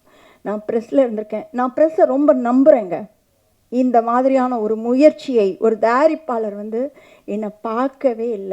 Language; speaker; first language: Tamil; native; Tamil